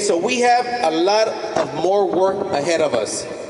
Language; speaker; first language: English; early bilingual, other home language; Spanish